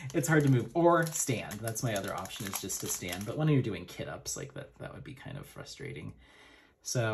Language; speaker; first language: English; native; English